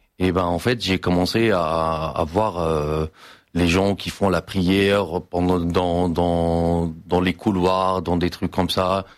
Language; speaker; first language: French; non-native, fluent; Arabic